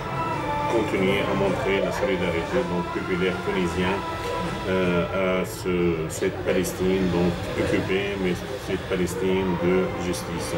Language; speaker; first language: French; non-native, fluent; Arabic